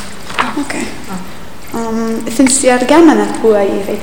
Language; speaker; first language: Icelandic; non-native, learner; English